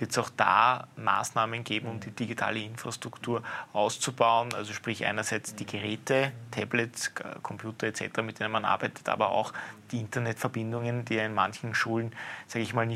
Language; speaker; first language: German; native; German